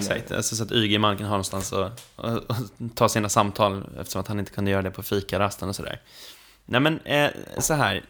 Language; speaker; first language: Swedish; native; Swedish